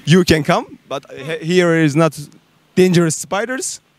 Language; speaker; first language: English; non-native, learner; Turkish